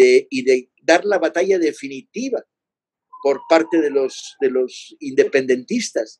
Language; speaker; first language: Spanish; native; Spanish